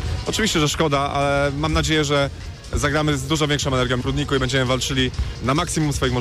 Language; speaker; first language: Polish; native; Polish